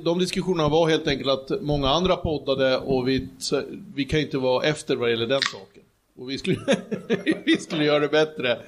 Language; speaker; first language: Swedish; native; Swedish